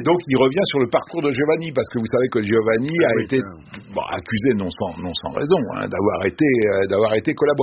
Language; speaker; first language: French; native; French